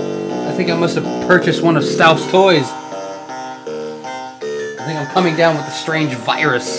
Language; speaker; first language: English; native; English